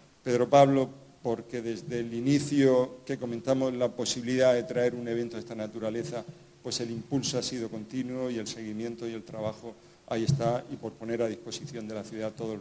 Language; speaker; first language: Spanish; native; Spanish